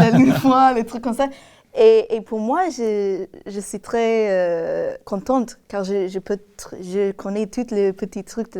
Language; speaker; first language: French; non-native, learner; English